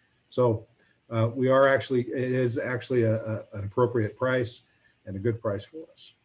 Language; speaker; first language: English; native; English